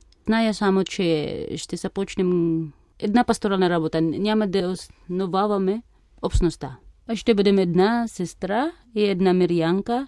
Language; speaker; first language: Bulgarian; non-native, fluent; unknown